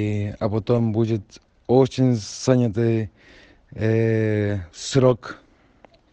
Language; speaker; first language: Russian; non-native, fluent; Georgian